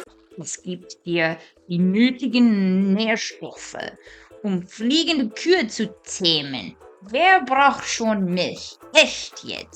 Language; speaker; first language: German; non-native, fluent; English